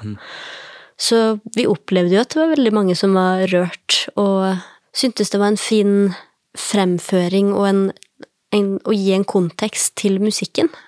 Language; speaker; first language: Norwegian; native; Norwegian